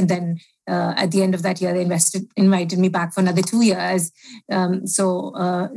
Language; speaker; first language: English; non-native, local second language; Hindi